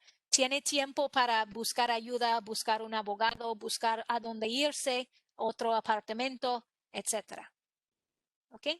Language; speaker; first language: Spanish; non-native, fluent; English